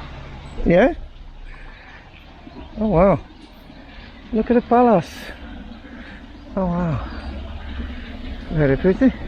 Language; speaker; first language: English; non-native, fluent; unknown